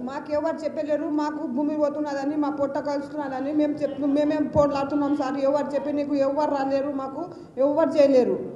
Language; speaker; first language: Telugu; non-native, local second language; Lambadi